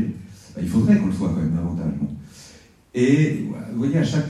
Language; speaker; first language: French; native; French